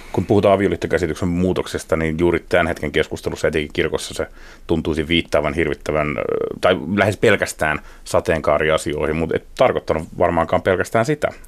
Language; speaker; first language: Finnish; native; Finnish